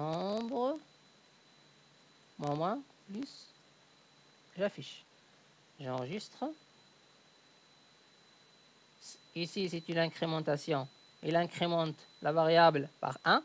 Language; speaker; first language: French; native; French